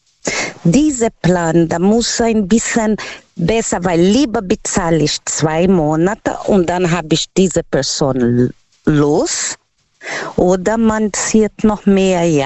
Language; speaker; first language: German; non-native, learner; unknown